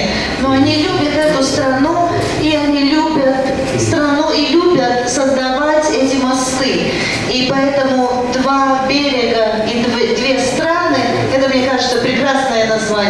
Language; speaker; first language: Russian; non-native, local second language; Latvian